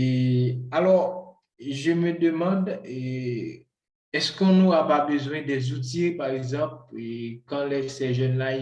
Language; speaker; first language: French; non-native, local second language; Haitian Creole